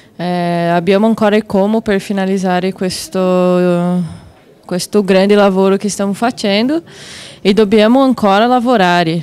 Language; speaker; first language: Italian; non-native, fluent; Portuguese